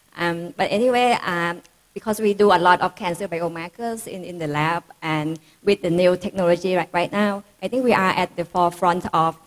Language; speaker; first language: English; non-native, fluent; Thai